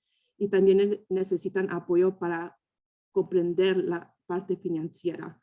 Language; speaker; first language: Spanish; early bilingual, heritage; Spanish